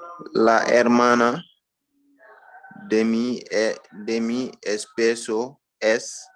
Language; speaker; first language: Spanish; non-native, learner; French